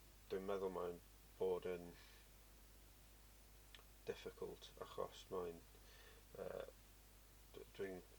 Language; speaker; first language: Welsh; non-native, learner; English